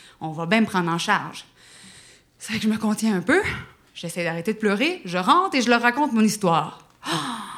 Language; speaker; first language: French; native; French